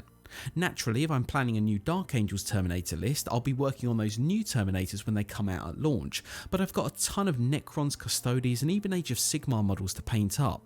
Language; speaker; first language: English; native; English